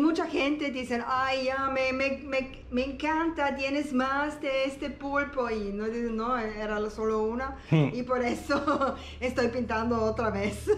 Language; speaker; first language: Spanish; non-native, learner; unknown